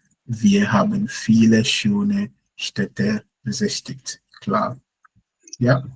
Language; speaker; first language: German; non-native, fluent; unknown